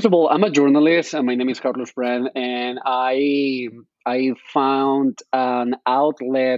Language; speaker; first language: English; non-native, fluent; Spanish